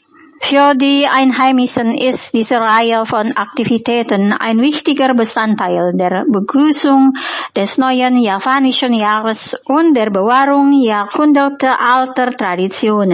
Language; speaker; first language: German; non-native, fluent; Indonesian